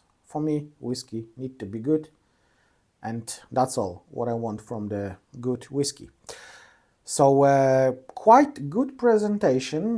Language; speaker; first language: English; non-native, fluent; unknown